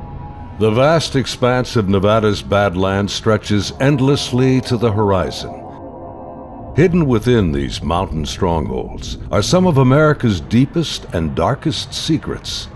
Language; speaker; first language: English; native; English